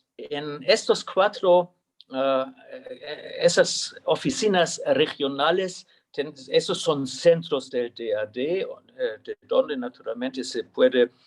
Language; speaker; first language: Spanish; non-native, fluent; German